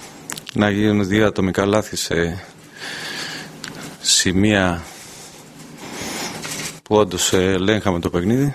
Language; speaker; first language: Greek; non-native, fluent; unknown